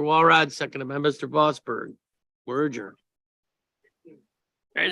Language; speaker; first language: English; native; English